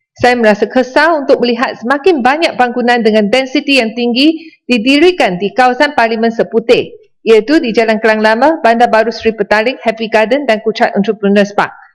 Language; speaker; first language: Malay; non-native, local second language; Chinese